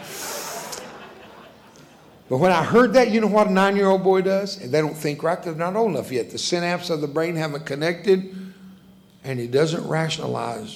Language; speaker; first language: English; early bilingual, other home language; Spanish